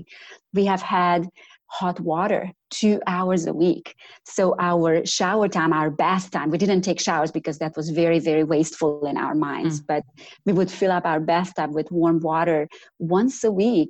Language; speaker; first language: English; non-native, fluent; Romanian